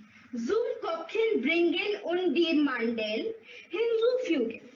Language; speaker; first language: German; non-native, learner; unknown